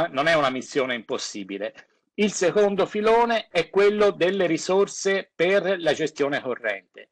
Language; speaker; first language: Italian; native; Italian